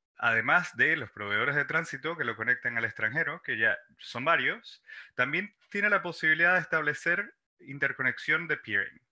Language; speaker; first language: Spanish; native; Spanish